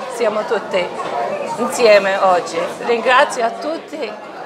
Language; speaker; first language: Italian; early bilingual, other home language; English